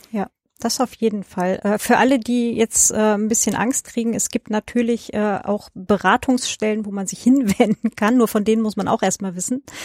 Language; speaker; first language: German; native; German